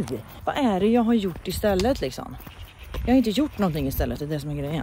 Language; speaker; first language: Swedish; native; Swedish